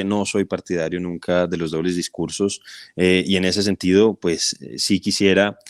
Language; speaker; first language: Spanish; native; Spanish